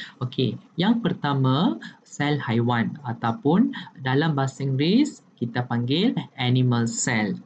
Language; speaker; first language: Malay; non-native, local second language; Tamil